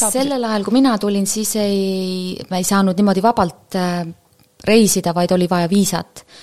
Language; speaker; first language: Estonian; native; Estonian